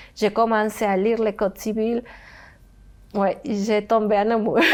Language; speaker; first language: French; non-native, learner; Spanish